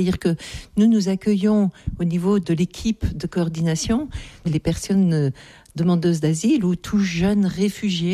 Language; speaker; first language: French; native; French